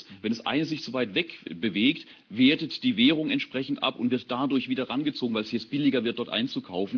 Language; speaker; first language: German; native; German